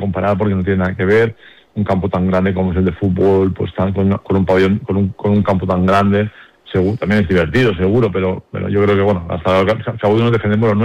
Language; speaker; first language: Spanish; native; Spanish